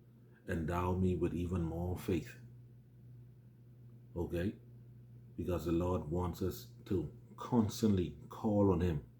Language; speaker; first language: English; native; English